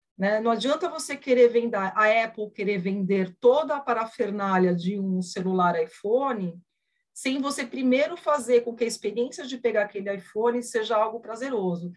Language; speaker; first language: Portuguese; early bilingual, other home language; Spanish